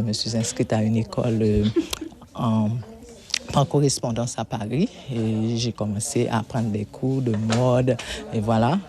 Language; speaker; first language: French; non-native, local second language; Haitian Creole